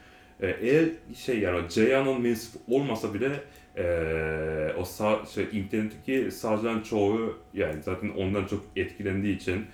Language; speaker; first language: Turkish; non-native, learner; Japanese